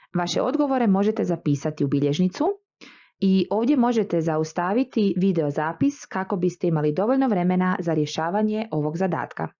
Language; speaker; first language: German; non-native, fluent; Croatian